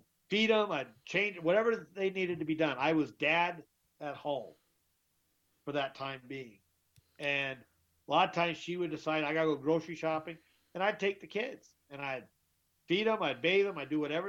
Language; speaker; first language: English; native; English